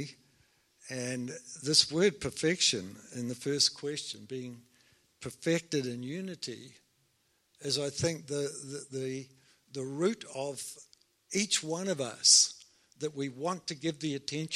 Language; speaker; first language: English; native; English